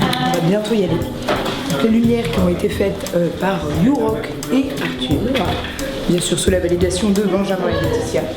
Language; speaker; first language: French; native; French